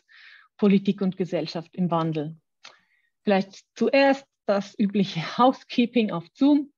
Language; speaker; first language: German; native; German